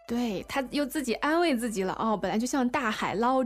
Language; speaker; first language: Chinese; native; Chinese